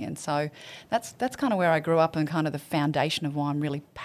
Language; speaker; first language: English; native; English